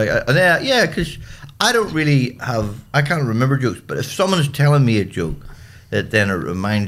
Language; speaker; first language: English; native; English